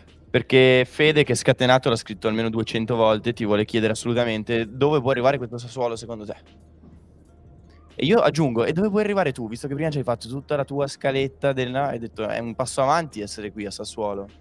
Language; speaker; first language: Italian; native; Italian